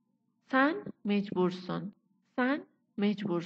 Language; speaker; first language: Turkish; non-native, fluent; Persian